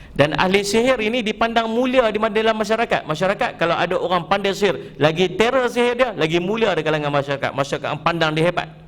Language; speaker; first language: Malay; native; Malay